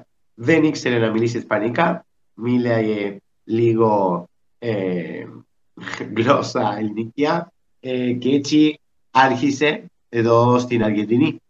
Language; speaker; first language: Greek; early bilingual, heritage; Spanish